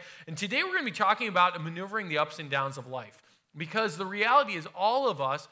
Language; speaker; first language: English; native; English